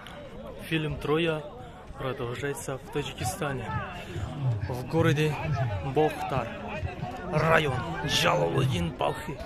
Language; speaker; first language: Russian; non-native, local second language; Tajik